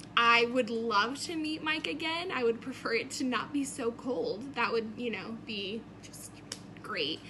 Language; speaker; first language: English; native; English